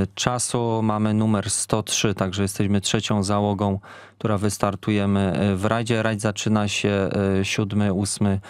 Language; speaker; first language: Polish; native; Polish